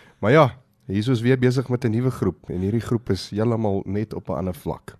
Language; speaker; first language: Afrikaans; native; Afrikaans